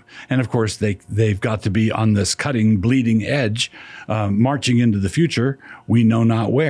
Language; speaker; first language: English; native; English